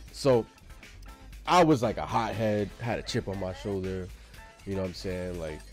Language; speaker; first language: English; native; English